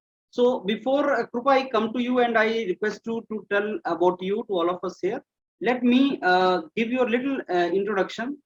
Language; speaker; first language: English; non-native, local second language; Hindi